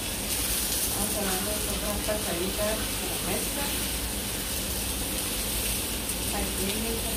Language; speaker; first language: Spanish; native; Spanish